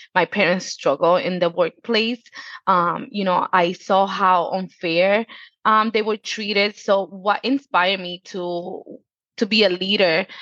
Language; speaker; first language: English; early bilingual, other home language; Spanish